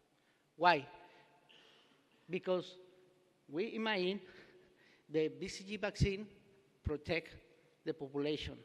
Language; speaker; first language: English; non-native, learner; Spanish